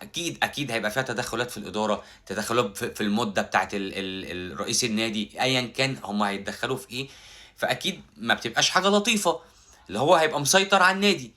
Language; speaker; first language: Arabic; native; Arabic